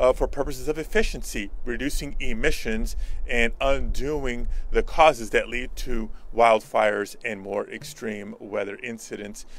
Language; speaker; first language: English; early bilingual, other home language; Spanish